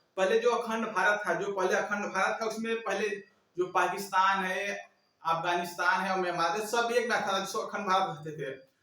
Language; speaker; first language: Hindi; native; Hindi